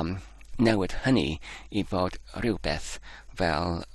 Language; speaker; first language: Welsh; non-native, learner; Polish